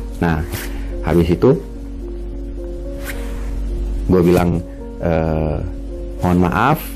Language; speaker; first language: Indonesian; native; Indonesian